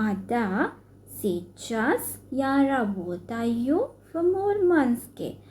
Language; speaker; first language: Russian; non-native, fluent; Sinhala